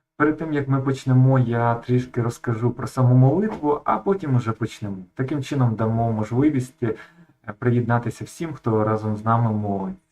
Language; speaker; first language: Ukrainian; native; Ukrainian